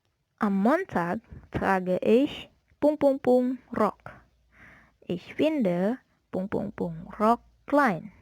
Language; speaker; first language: German; non-native, fluent; Indonesian